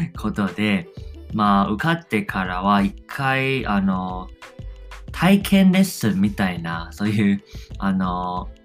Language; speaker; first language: Japanese; non-native, fluent; Chinese